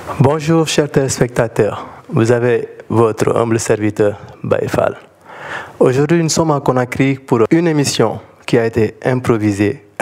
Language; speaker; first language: French; non-native, local second language; Bambara